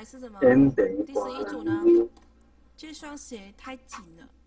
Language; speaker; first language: Vietnamese; native; Vietnamese